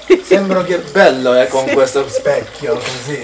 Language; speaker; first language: Italian; non-native, learner; Japanese